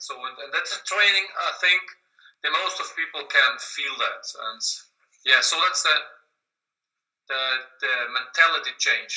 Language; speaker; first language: English; non-native, learner; German